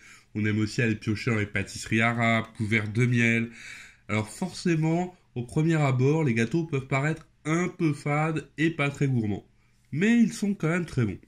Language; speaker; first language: French; native; French